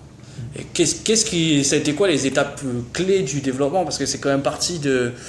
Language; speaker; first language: French; native; French